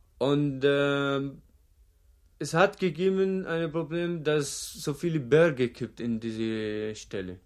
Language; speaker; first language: German; non-native, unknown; Arabic